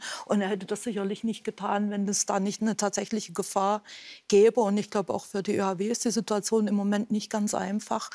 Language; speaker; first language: German; native; German